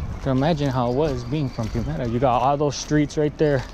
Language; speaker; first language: English; native; English